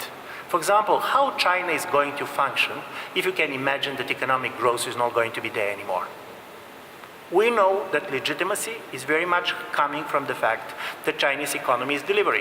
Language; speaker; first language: English; non-native, fluent; Bulgarian